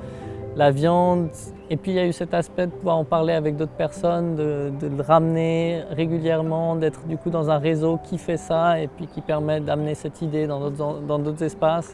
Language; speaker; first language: French; native; French